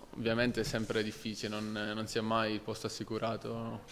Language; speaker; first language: Italian; native; Italian